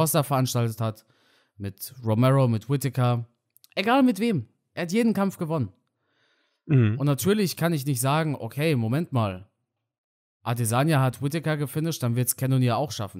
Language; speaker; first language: German; native; German